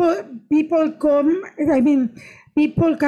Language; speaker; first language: English; non-native, fluent; Spanish